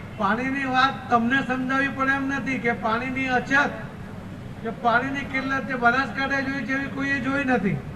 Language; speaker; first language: Gujarati; non-native, local second language; Marathi